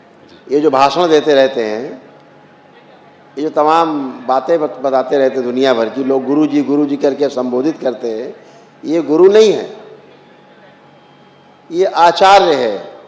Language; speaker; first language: Hindi; native; Hindi